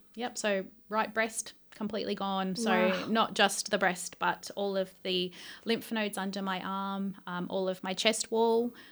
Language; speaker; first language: English; native; English